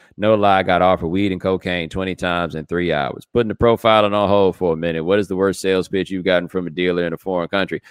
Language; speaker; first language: English; native; English